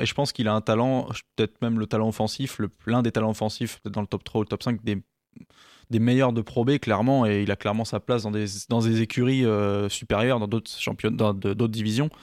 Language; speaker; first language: French; native; French